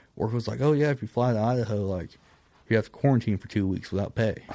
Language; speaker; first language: English; native; English